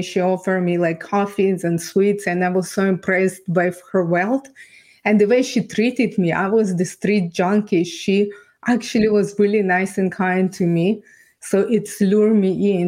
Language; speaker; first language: English; non-native, fluent; Ukrainian